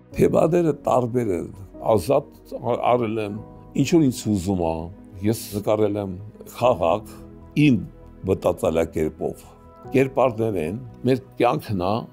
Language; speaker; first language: Armenian; early bilingual, heritage; Armenian